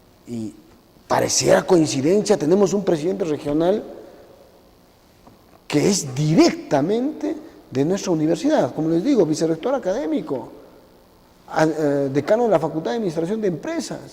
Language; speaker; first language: Spanish; native; Spanish